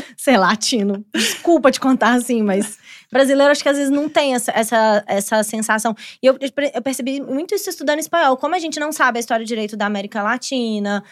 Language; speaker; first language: Portuguese; native; Portuguese